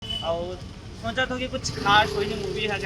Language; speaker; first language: Hindi; non-native, local second language; Chhattisgarhi